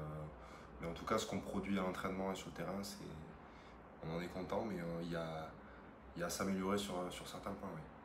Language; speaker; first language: French; native; French